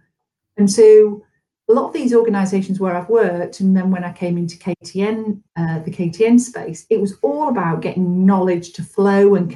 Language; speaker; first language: English; native; English